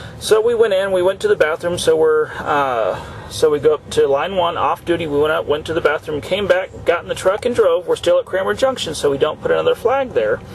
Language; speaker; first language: English; native; English